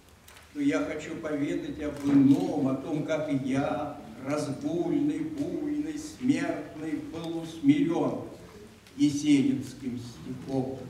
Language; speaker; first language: Russian; native; Russian